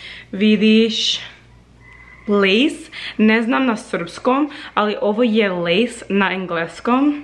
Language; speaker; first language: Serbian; non-native, learner; English